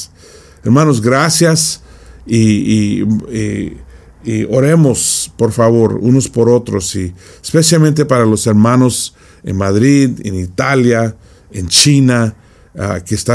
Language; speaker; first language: Spanish; non-native, fluent; English